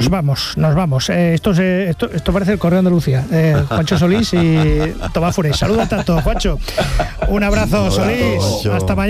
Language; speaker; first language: Spanish; native; Spanish